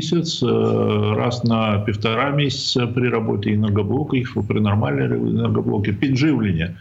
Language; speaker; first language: Ukrainian; native; Ukrainian